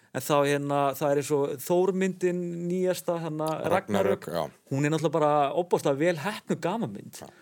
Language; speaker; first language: Icelandic; native; Icelandic